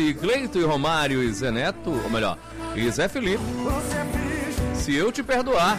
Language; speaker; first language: Portuguese; native; Portuguese